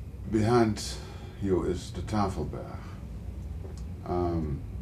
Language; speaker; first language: English; non-native, fluent; Dutch